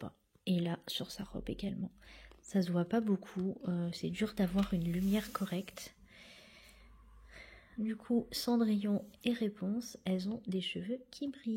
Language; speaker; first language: French; native; French